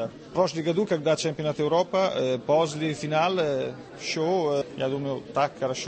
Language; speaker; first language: Russian; non-native, learner; Italian